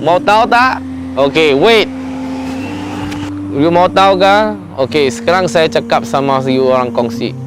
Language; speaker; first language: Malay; non-native, local second language; Chinese